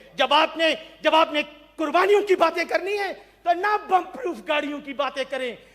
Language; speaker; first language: Urdu; non-native, local second language; Pashto